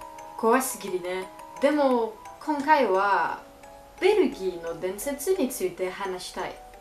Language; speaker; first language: Japanese; non-native, learner; French